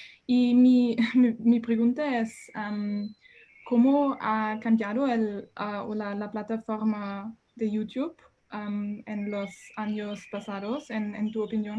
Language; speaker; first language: Spanish; non-native, learner; German